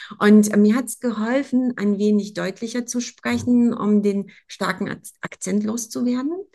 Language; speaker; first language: German; non-native, fluent; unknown